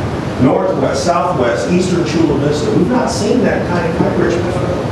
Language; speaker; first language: English; native; English